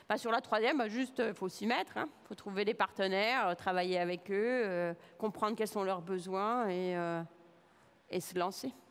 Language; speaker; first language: French; native; French